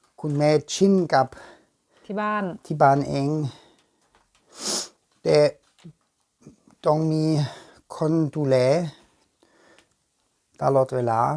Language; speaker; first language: Thai; non-native, learner; German